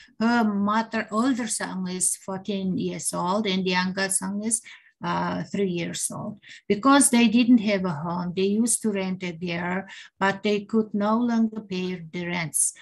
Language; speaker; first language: English; non-native, learner; Mongolian